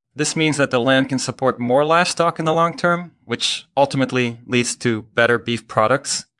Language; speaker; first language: English; non-native, fluent; Dutch